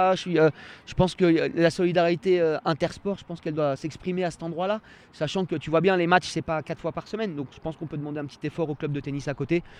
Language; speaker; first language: French; native; French